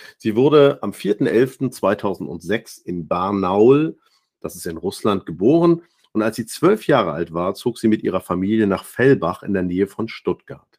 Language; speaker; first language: German; native; German